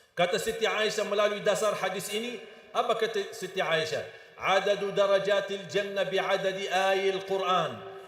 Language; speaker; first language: Malay; non-native, fluent; Arabic